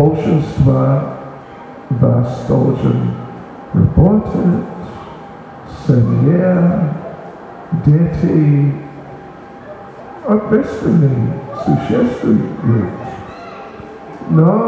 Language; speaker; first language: Russian; non-native, learner; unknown